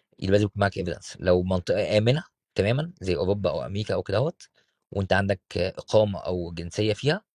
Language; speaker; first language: Arabic; native; Arabic